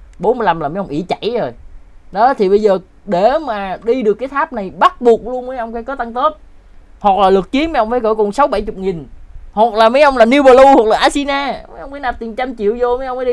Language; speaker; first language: Vietnamese; native; Vietnamese